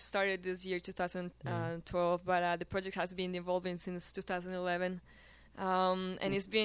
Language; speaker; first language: English; non-native, fluent; Spanish